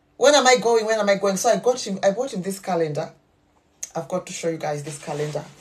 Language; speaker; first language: English; non-native, local second language; Nyanja